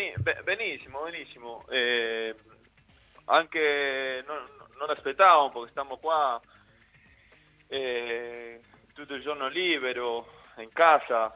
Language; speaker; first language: Italian; non-native, learner; Spanish